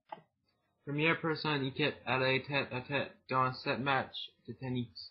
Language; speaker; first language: French; non-native, learner; English